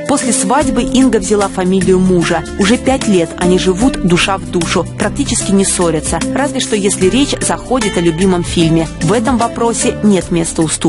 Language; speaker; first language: Russian; native; Russian